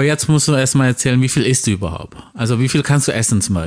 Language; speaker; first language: German; non-native, fluent; Indonesian